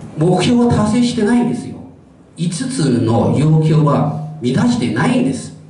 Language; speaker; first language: Japanese; non-native, fluent; Chinese